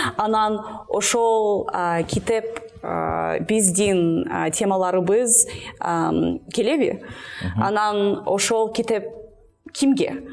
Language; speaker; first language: Kyrgyz; non-native, learner; English